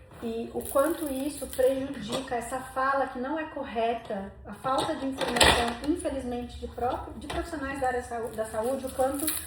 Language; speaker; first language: Portuguese; native; Portuguese